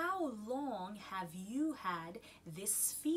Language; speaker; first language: English; non-native, learner; Haitian Creole